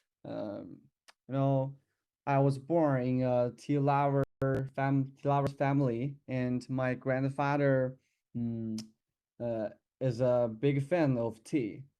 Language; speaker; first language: English; non-native, learner; Chinese